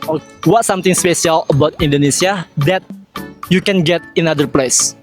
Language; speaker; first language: English; non-native, fluent; Indonesian